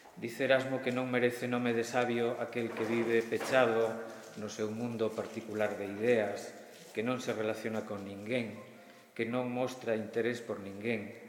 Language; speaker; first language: Galician; native; Galician